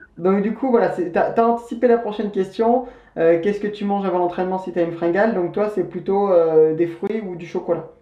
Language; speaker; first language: French; native; French